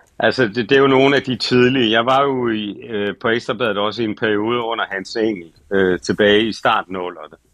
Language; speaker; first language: Danish; native; Danish